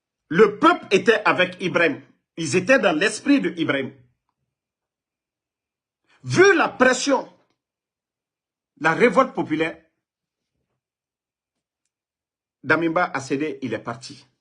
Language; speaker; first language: French; non-native, local second language; Mandingo